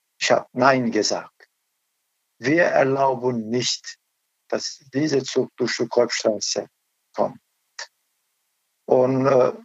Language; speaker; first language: German; non-native, learner; Turkish